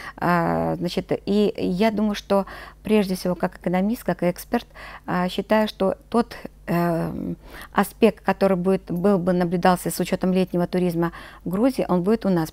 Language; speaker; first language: Russian; non-native, local second language; Azerbaijani